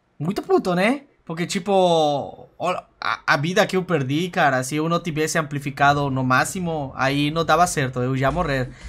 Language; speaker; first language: Portuguese; non-native, fluent; Spanish